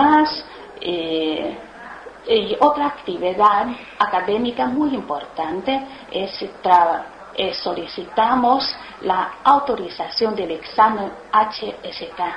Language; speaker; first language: Spanish; non-native, learner; Chinese